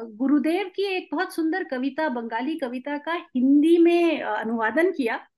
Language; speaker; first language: Hindi; non-native, local second language; Tamil